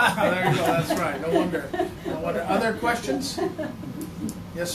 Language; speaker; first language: English; native; English